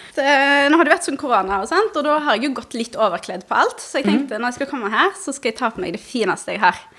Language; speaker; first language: Norwegian; early bilingual, other home language; Arabic